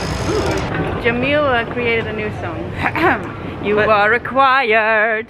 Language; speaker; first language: English; non-native, fluent; Dutch